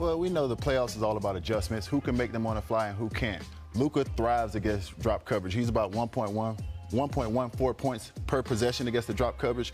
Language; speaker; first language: English; native; English